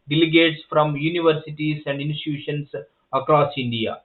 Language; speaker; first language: English; non-native, local second language; Telugu